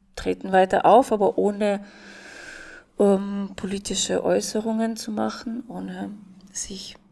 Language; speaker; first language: German; non-native, fluent; Russian